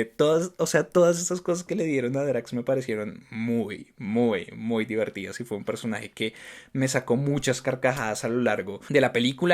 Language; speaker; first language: Spanish; native; Spanish